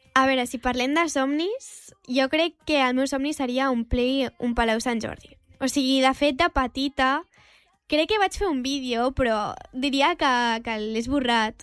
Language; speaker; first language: Catalan; non-native, local second language; Spanish